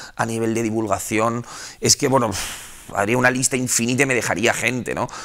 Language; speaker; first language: Spanish; native; Spanish